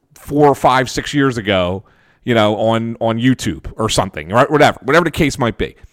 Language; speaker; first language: English; native; English